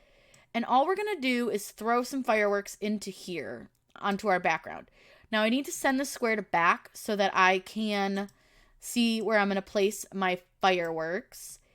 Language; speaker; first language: English; native; English